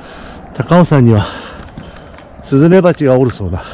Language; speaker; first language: Japanese; native; Japanese